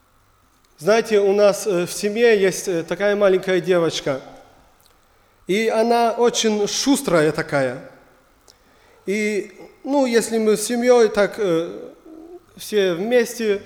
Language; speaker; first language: Russian; non-native, learner; German